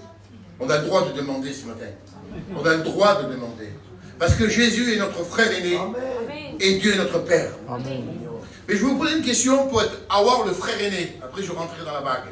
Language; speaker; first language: French; native; French